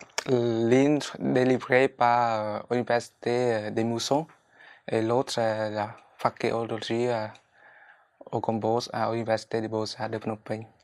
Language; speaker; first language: French; non-native, fluent; Khmer